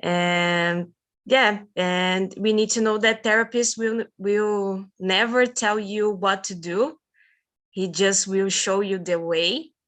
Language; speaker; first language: English; non-native, learner; Portuguese